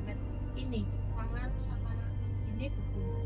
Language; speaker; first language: Indonesian; non-native, local second language; Javanese